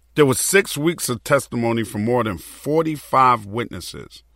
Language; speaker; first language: English; native; English